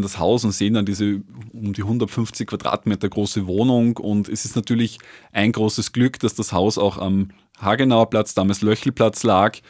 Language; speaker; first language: German; native; German